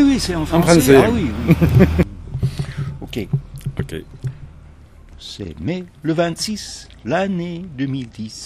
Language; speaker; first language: French; non-native, fluent; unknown